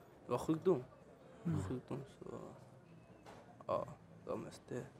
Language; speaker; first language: Swedish; early bilingual, other home language; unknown